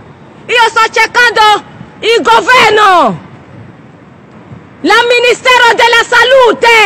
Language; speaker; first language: Italian; non-native, learner; Nigerian Pidgin